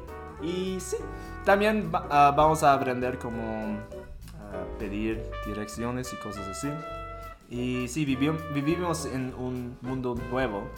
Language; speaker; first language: Spanish; non-native, fluent; English